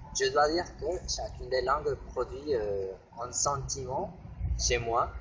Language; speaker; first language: French; non-native, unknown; Spanish